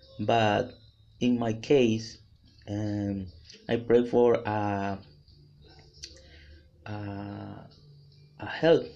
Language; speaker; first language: English; non-native, learner; Spanish